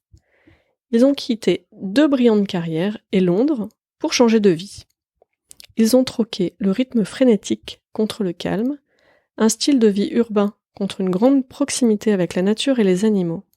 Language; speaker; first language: French; native; French